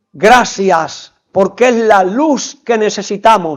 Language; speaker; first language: Spanish; native; Spanish